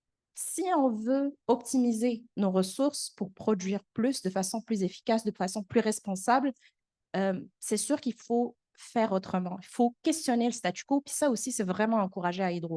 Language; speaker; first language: French; native; French